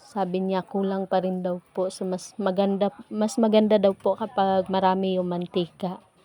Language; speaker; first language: Filipino; non-native, local second language; Cebuano